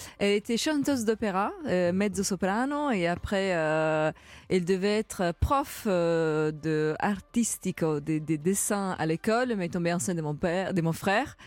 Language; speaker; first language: French; non-native, fluent; Italian